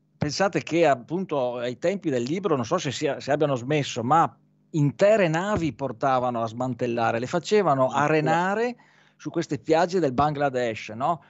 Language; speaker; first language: Italian; native; Italian